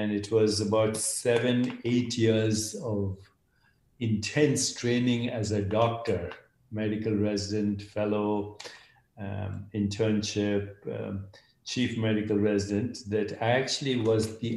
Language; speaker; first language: English; non-native, local second language; Hindi